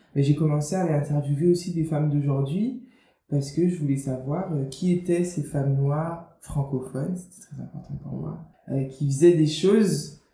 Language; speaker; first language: French; native; French